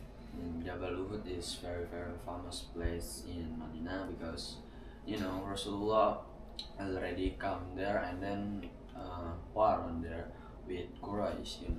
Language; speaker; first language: English; non-native, learner; Indonesian